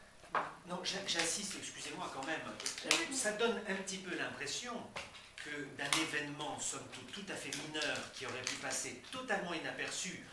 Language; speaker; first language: French; native; French